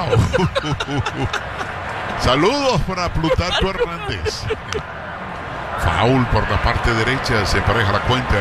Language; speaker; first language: Spanish; native; Spanish